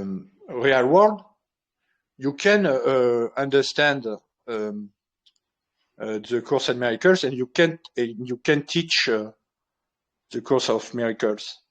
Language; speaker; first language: English; non-native, learner; French